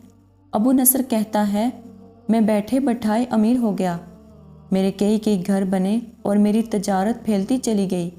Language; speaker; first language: Urdu; native; Urdu